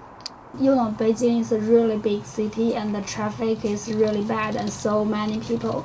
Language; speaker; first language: English; non-native, learner; Chinese